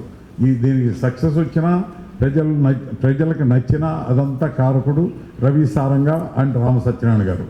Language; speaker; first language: Telugu; native; Telugu